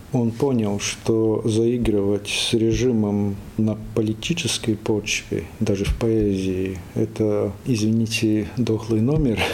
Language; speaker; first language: Russian; non-native, local second language; Latvian